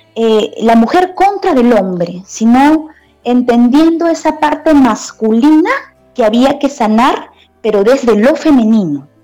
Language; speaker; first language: Spanish; native; Spanish